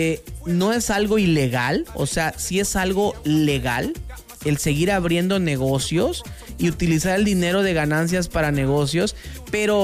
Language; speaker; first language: Spanish; native; Spanish